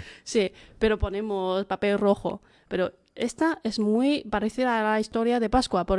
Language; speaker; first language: Spanish; non-native, fluent; Chinese